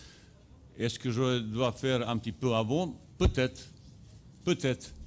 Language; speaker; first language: French; non-native, fluent; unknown